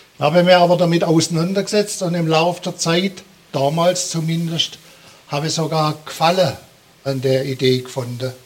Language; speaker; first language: German; native; German